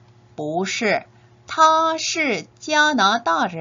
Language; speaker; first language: Chinese; non-native, fluent; Korean